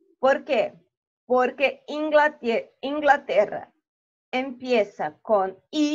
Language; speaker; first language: Spanish; non-native, fluent; Portuguese